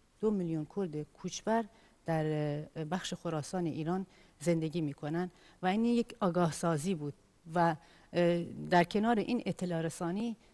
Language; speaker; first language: Persian; non-native, local second language; Kurdish